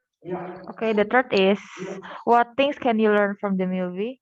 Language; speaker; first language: English; non-native, learner; Indonesian